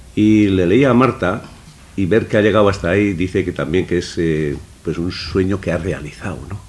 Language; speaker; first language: Spanish; non-native, local second language; Basque